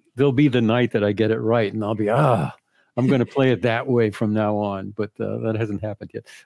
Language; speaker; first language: English; native; English